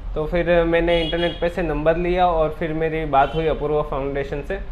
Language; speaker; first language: Hindi; non-native, local second language; Gujarati